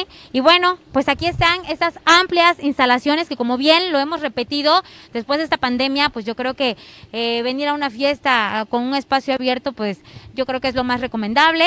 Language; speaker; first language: Spanish; native; Spanish